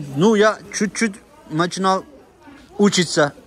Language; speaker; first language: Russian; non-native, learner; Turkish